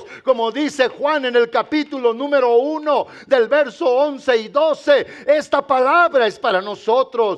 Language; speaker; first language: Spanish; native; Spanish